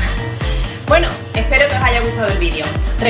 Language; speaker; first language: Spanish; native; Spanish